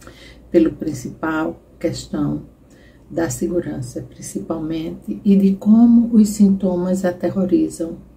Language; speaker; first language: Portuguese; native; Portuguese